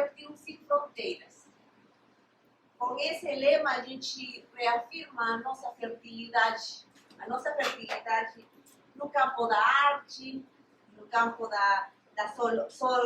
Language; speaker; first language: Portuguese; non-native, fluent; Spanish